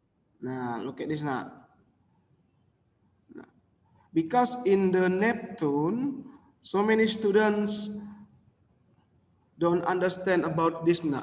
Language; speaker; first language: English; non-native, local second language; Indonesian